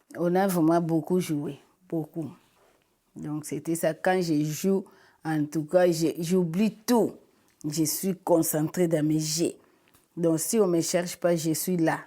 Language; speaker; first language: French; non-native, local second language; Lingala